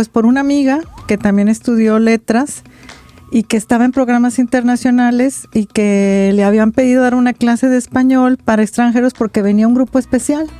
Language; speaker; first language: Spanish; native; Spanish